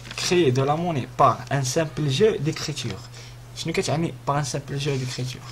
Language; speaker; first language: French; non-native, local second language; Arabic